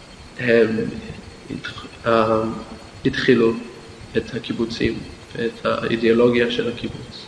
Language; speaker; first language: Hebrew; non-native, fluent; English